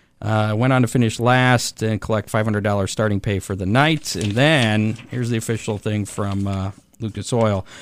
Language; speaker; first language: English; native; English